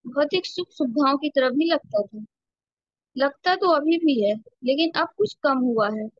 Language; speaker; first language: Hindi; native; Hindi